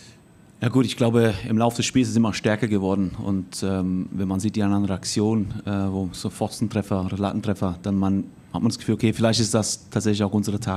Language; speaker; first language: German; native; German